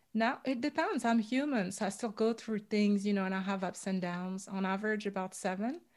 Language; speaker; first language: English; non-native, fluent; French